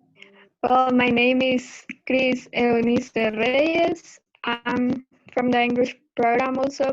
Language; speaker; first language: English; non-native, learner; Spanish